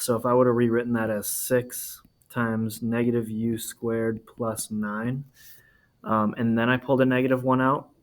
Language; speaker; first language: English; native; English